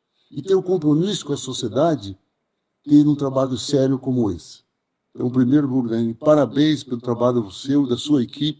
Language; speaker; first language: Portuguese; native; Portuguese